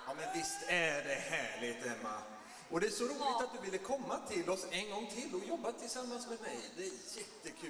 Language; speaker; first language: Swedish; native; Swedish